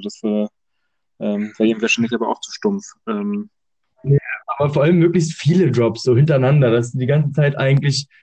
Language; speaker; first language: German; native; German